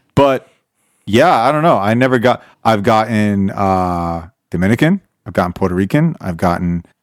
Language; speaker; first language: English; native; English